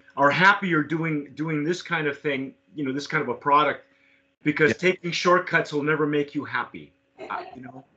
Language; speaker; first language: English; native; English